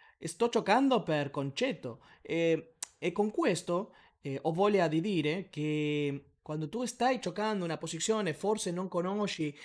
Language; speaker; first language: Italian; non-native, learner; Spanish